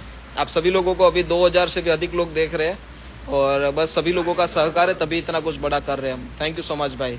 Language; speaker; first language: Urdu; non-native, local second language; Gujarati